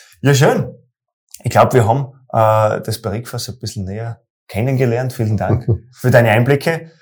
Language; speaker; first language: German; native; German